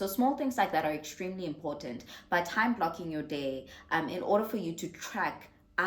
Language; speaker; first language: English; non-native, local second language; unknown